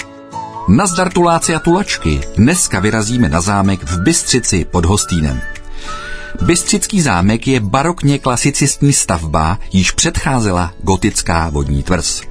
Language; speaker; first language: Czech; native; Czech